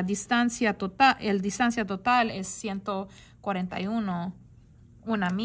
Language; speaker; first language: Spanish; non-native, learner; English